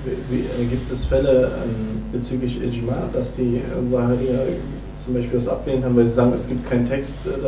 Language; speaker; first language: German; native; German